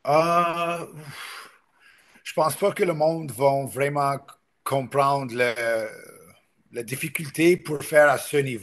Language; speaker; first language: French; non-native, local second language; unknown